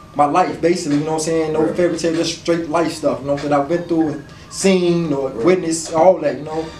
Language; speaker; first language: English; native; English